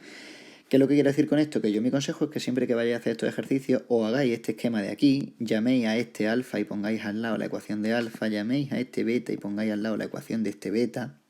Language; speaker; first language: Spanish; native; Spanish